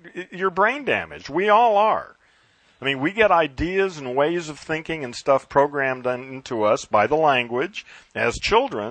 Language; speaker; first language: English; native; English